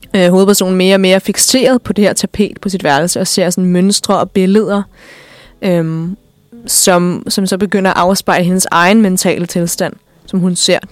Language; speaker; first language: Danish; native; Danish